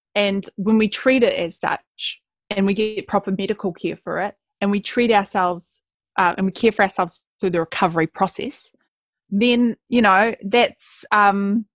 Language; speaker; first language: English; native; English